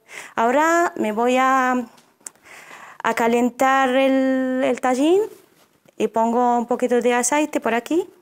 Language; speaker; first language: Spanish; non-native, fluent; Arabic